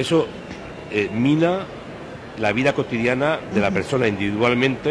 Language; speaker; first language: Spanish; native; Spanish